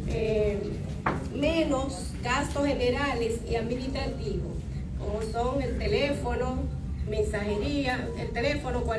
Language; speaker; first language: Spanish; native; Spanish